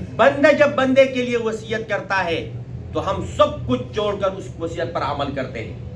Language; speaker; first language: Urdu; non-native, local second language; Pashto